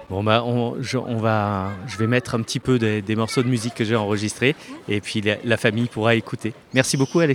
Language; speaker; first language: French; native; French